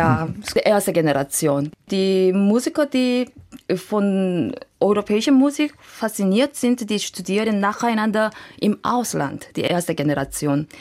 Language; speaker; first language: German; non-native, fluent; Korean